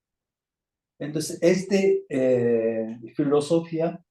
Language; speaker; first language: Spanish; non-native, fluent; Korean